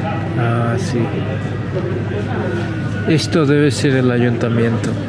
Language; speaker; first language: Spanish; non-native, fluent; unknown